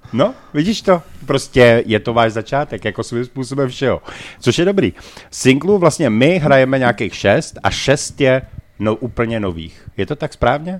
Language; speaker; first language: Czech; native; Czech